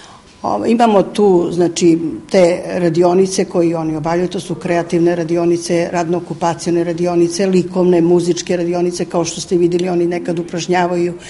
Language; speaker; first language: Serbian; native; Serbian